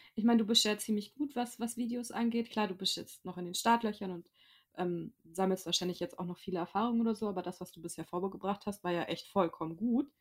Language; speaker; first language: German; native; German